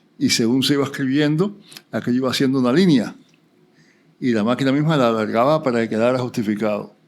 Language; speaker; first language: Spanish; native; Spanish